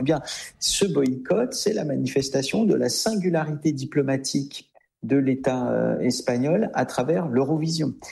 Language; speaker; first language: French; native; French